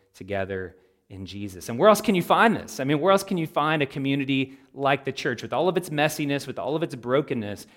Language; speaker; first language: English; native; English